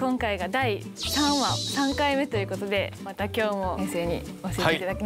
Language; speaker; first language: Japanese; native; Japanese